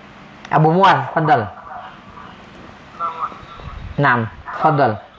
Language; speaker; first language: Arabic; non-native, fluent; Indonesian